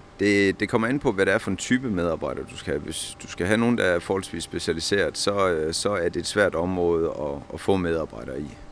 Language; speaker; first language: Danish; native; Danish